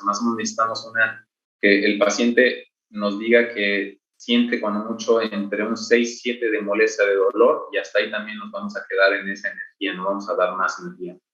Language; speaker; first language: Spanish; native; Spanish